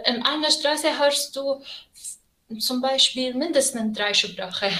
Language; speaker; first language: German; non-native, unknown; Arabic